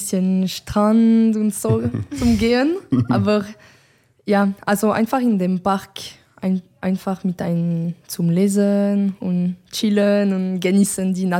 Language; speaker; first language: German; non-native, learner; French